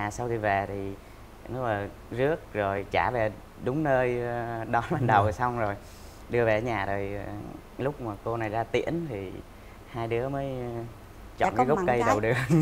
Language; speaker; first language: Vietnamese; native; Vietnamese